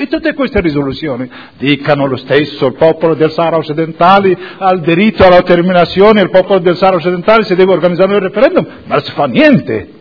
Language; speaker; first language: Italian; non-native, fluent; Arabic